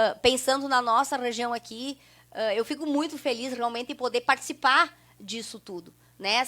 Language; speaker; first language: Portuguese; non-native, local second language; German